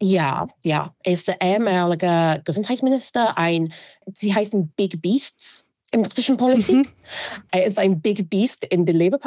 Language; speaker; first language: German; non-native, fluent; English